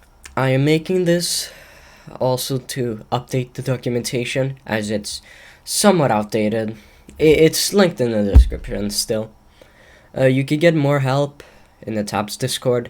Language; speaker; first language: English; native; English